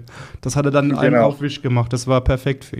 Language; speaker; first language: German; native; German